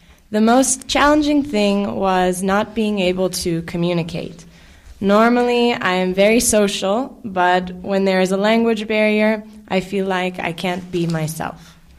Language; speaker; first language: English; native; English